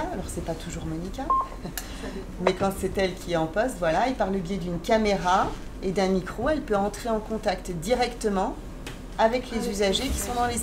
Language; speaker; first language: French; native; French